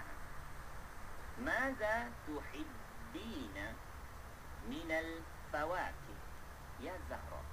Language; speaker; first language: Arabic; non-native, fluent; Malay